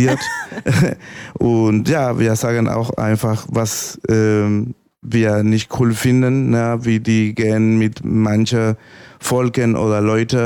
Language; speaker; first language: German; non-native, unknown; Spanish